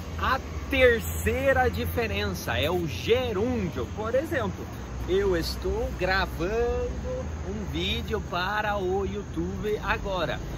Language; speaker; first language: Portuguese; native; Portuguese